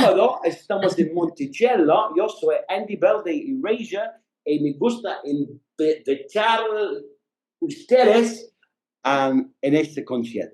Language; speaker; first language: Spanish; non-native, learner; English